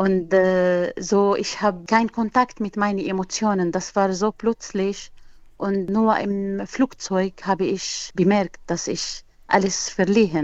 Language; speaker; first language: German; non-native, learner; Arabic